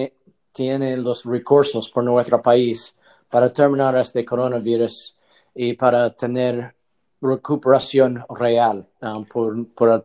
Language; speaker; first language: Spanish; non-native, learner; English